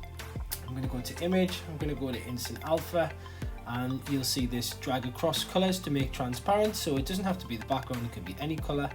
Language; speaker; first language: English; native; English